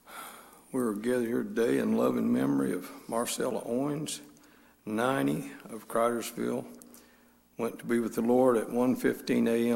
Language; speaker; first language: English; native; English